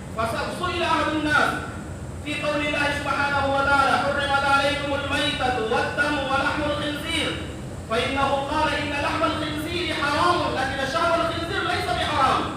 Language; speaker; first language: Arabic; non-native, fluent; Urdu